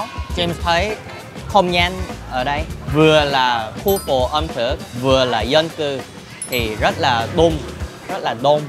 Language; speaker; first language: Vietnamese; early bilingual, other home language; Korean